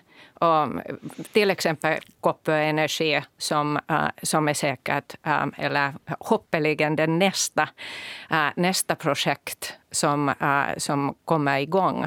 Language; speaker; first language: Swedish; non-native, local second language; Finnish